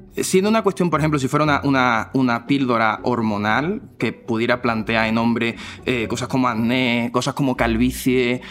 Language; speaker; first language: Spanish; native; Spanish